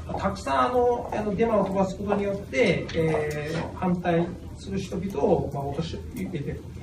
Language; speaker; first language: Japanese; native; Japanese